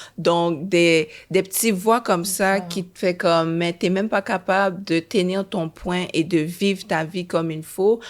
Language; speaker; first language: French; early bilingual, other home language; Haitian Creole